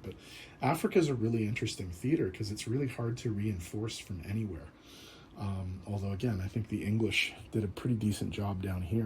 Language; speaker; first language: English; native; English